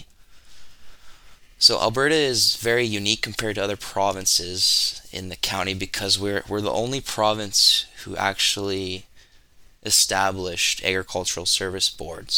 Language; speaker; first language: English; native; English